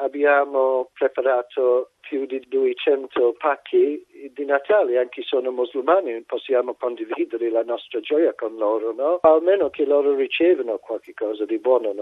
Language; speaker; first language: Italian; non-native, fluent; English